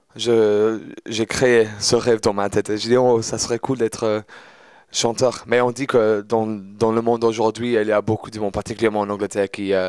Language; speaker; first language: French; non-native, fluent; English